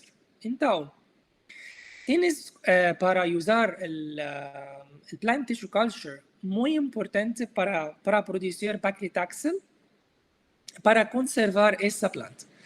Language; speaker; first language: Portuguese; non-native, learner; Arabic